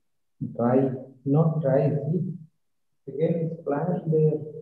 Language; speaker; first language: English; non-native, learner; Malayalam